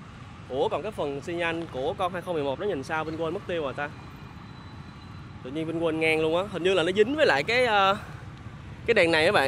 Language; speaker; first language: Vietnamese; native; Vietnamese